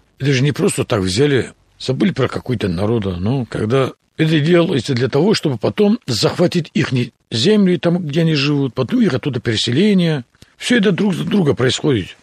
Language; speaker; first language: Russian; non-native, local second language; Talysh